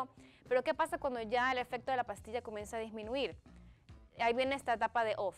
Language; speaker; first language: Spanish; native; Spanish